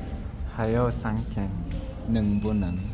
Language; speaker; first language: Chinese; non-native, learner; Mongolian